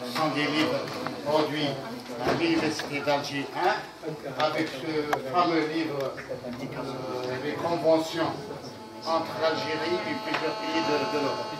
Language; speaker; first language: French; non-native, local second language; Arabic